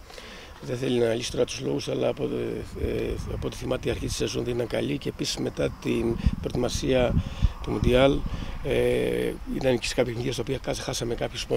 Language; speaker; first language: Greek; native; Greek